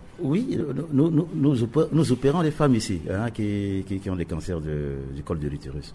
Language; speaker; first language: French; non-native, local second language; Sango